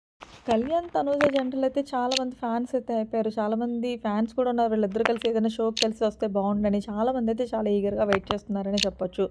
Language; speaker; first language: Telugu; native; Telugu